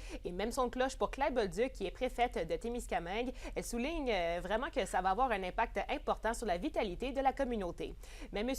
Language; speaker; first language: French; native; French